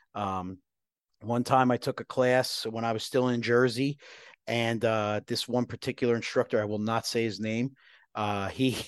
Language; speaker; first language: English; native; English